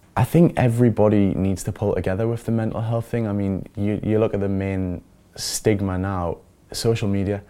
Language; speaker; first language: English; native; English